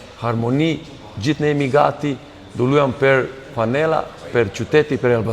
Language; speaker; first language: Albanian; non-native, learner; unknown